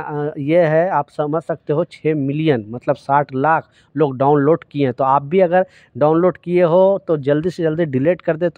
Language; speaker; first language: Hindi; native; Hindi